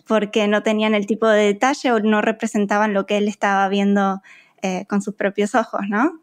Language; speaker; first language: Spanish; native; Spanish